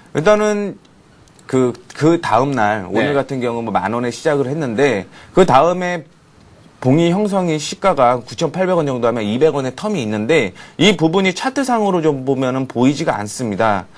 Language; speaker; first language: Korean; native; Korean